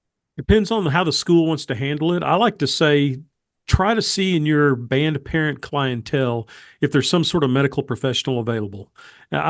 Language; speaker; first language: English; native; English